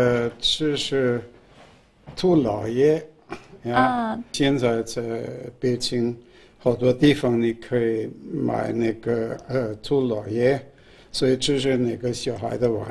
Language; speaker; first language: Chinese; non-native, fluent; German